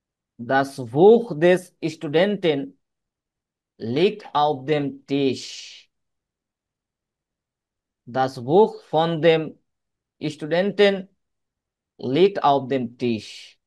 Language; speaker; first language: German; non-native, fluent; Bangla